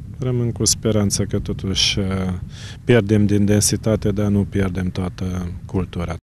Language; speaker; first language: Romanian; non-native, local second language; Hungarian